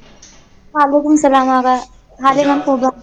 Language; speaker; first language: Persian; non-native, learner; Urdu